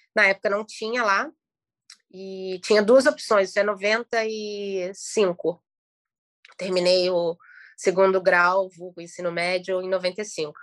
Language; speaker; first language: Portuguese; native; Portuguese